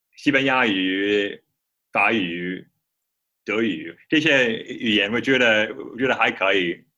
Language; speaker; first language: Chinese; non-native, fluent; English